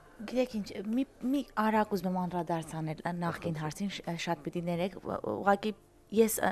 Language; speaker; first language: Armenian; early bilingual, heritage; Armenian